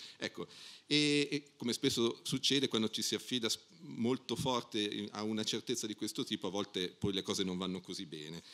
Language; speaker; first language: Italian; native; Italian